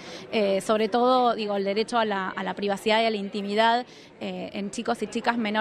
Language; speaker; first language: Spanish; native; Spanish